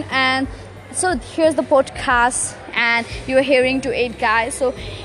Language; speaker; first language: English; non-native, local second language; Nepali